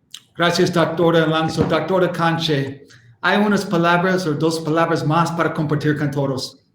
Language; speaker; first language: Spanish; non-native, learner; English